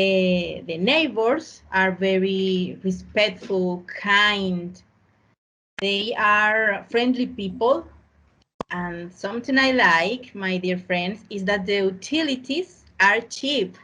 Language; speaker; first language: English; non-native, learner; Spanish